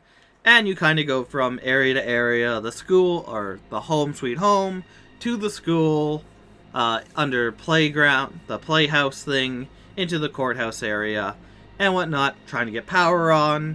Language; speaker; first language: English; native; English